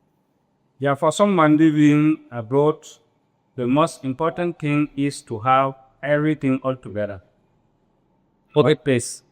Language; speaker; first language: English; non-native, learner; French